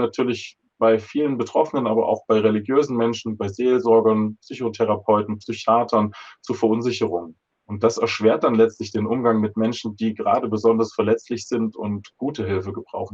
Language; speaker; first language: German; native; German